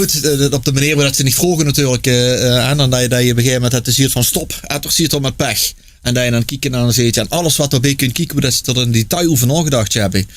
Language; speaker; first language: Dutch; native; Dutch